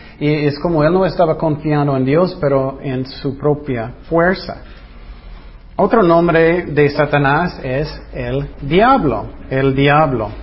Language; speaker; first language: Spanish; non-native, fluent; English